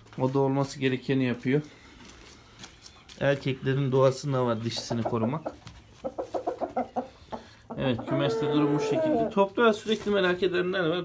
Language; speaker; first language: Turkish; native; Turkish